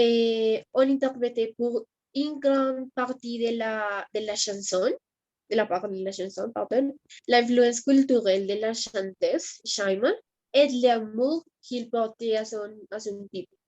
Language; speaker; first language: French; non-native, learner; Spanish